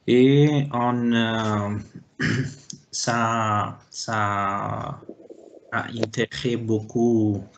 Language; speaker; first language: French; non-native, learner; Spanish